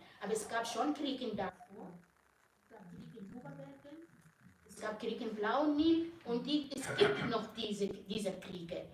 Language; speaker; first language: German; non-native, fluent; Arabic